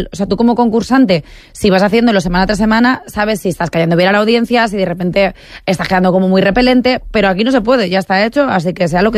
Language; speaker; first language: Spanish; native; Spanish